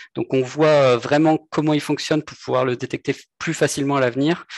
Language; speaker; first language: French; native; French